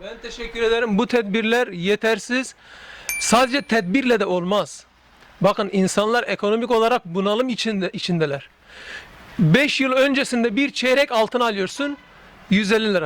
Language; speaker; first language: Turkish; native; Turkish